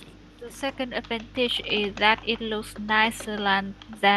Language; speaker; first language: English; non-native, learner; Vietnamese